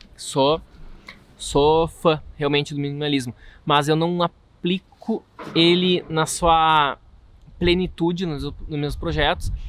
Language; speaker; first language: Portuguese; native; Portuguese